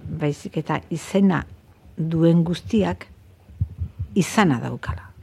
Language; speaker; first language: Basque; native; Basque